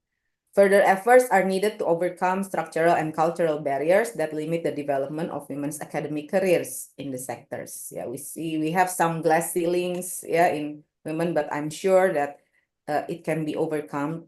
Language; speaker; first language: English; non-native, local second language; Indonesian